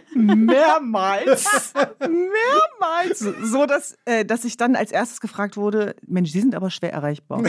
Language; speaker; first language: German; early bilingual, other home language; Kurdish